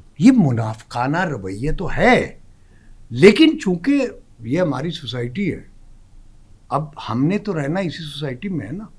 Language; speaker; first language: Urdu; non-native, local second language; Pashto